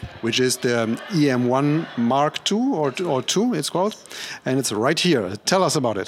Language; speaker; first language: English; non-native, fluent; German